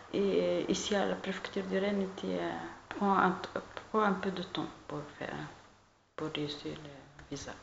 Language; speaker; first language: French; non-native, learner; Arabic